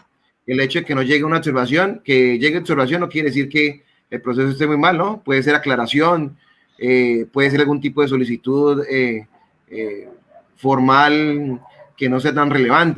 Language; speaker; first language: Spanish; native; Spanish